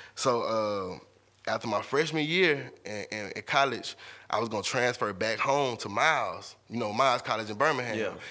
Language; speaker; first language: English; native; English